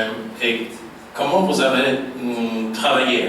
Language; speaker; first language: French; non-native, fluent; Polish